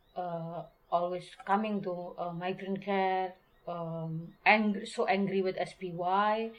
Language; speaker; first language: English; non-native, learner; Indonesian